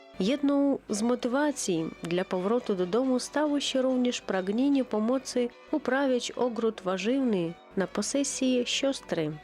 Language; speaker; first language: Polish; non-native, local second language; Ukrainian